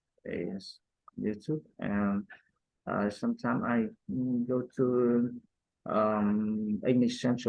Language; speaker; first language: English; non-native, learner; Vietnamese